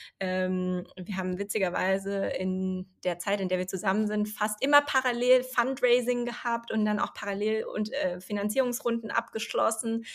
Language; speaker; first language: German; early bilingual, other home language; Chinese